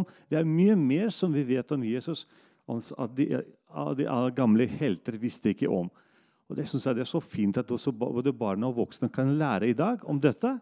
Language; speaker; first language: Norwegian; non-native, fluent; Russian